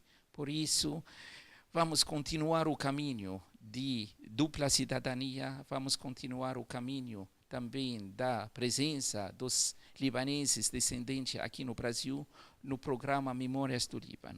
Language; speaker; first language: Portuguese; non-native, fluent; Arabic